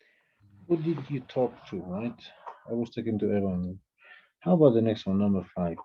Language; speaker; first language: English; non-native, fluent; Spanish